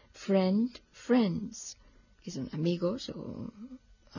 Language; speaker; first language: Spanish; non-native, fluent; English